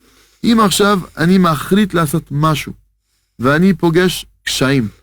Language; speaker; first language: Hebrew; non-native, fluent; French